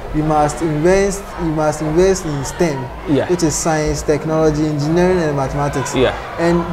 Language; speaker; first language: English; non-native, local second language; Akan